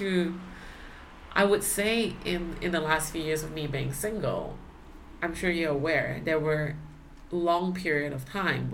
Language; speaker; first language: English; non-native, local second language; Chinese